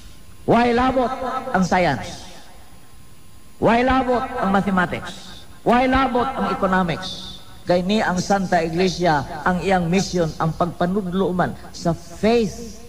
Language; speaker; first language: Cebuano; native; Cebuano